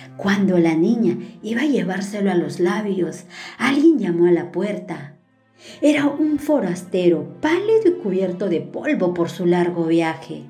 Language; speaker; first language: Spanish; native; Spanish